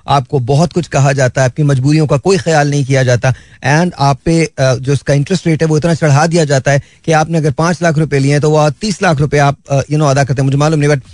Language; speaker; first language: Urdu; native; Urdu